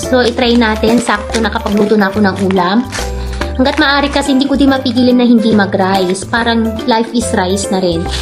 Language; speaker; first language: Filipino; native; Filipino